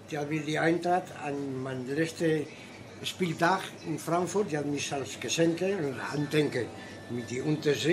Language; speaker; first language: German; non-native, fluent; Spanish